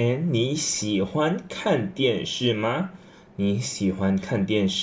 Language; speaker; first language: Chinese; non-native, fluent; English